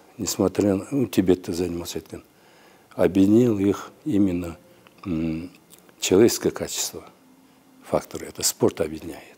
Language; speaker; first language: Russian; non-native, local second language; Kyrgyz